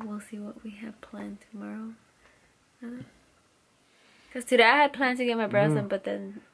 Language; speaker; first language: English; early bilingual, other home language; Spanish